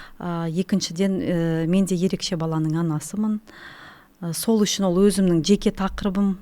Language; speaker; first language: Kazakh; non-native, local second language; Russian